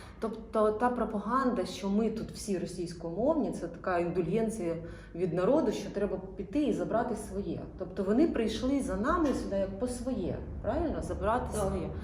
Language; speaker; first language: Ukrainian; non-native, local second language; Russian